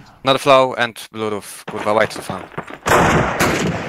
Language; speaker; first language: English; non-native, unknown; Polish